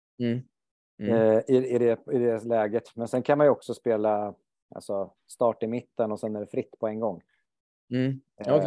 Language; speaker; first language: Swedish; native; Swedish